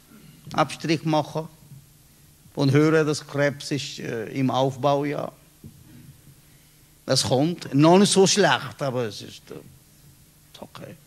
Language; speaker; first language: German; non-native, learner; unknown